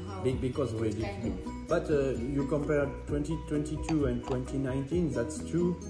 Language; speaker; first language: English; non-native, fluent; French